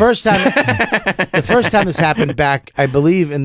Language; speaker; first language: English; native; English